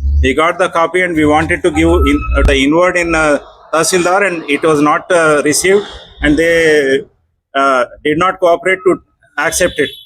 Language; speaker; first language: English; non-native, local second language; Telugu